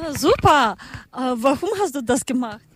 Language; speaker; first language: German; non-native, learner; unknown